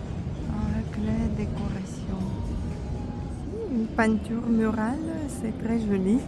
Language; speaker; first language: French; non-native, fluent; Russian